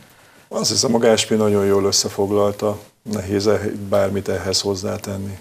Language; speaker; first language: Hungarian; native; Hungarian